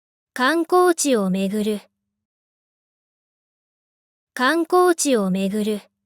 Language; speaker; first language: Japanese; native; Japanese